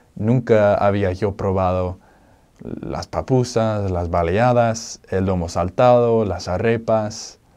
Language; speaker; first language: Spanish; non-native, fluent; English